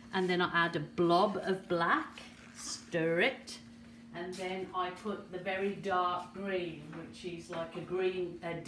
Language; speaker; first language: English; native; English